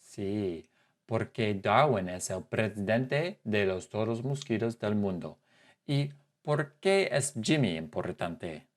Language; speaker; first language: Spanish; non-native, fluent; English